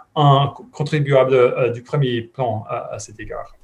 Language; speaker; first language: French; non-native, fluent; English